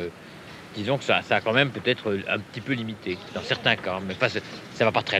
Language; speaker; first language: French; native; French